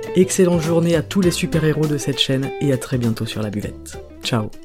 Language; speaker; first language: French; native; French